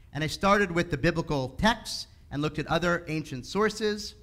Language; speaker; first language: English; native; English